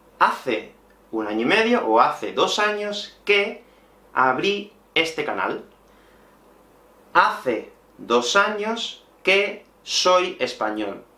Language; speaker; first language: Spanish; native; Spanish